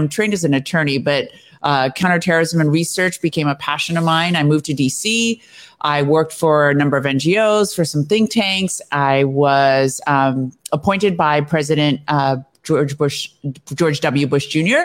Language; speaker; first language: English; native; English